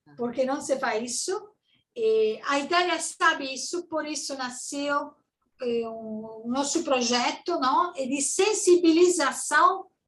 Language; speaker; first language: Portuguese; non-native, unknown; Italian